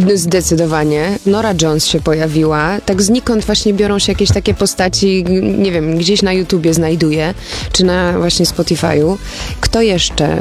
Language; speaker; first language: Polish; early bilingual, heritage; Polish